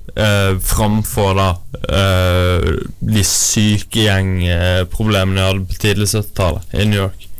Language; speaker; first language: Norwegian; native; Norwegian